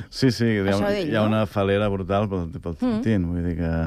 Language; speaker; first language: Catalan; native; Catalan